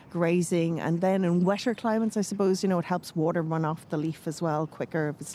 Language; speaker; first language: English; native; English